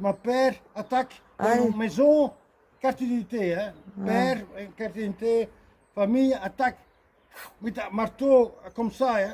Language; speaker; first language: French; non-native, learner; Dutch